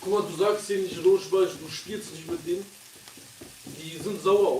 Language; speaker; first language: German; early bilingual, other home language; Kurdish